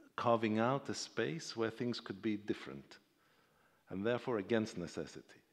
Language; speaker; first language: English; non-native, fluent; Greek